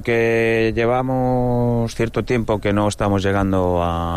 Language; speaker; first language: Spanish; native; Spanish